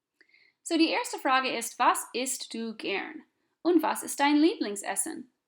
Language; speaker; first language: German; non-native, fluent; English